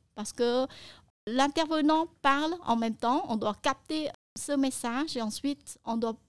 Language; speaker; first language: French; non-native, fluent; Khmer